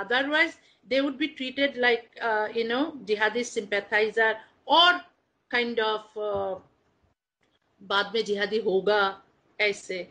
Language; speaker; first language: Hindi; non-native, learner; Bangla